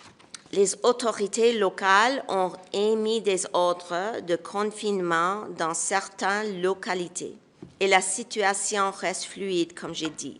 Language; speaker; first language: French; non-native, local second language; English